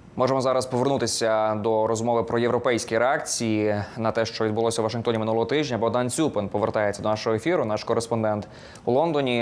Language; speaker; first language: Ukrainian; native; Ukrainian